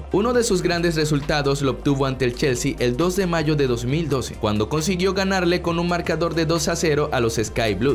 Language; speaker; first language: Spanish; native; Spanish